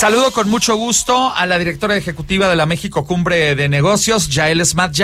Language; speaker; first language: Spanish; native; Spanish